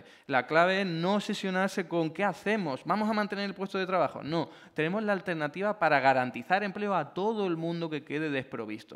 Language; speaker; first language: Spanish; native; Spanish